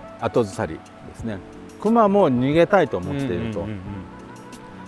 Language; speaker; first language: Japanese; native; Japanese